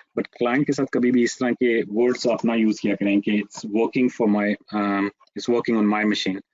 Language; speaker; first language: Urdu; native; Urdu